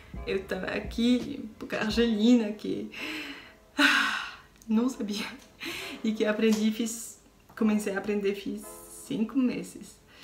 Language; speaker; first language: Portuguese; non-native, learner; French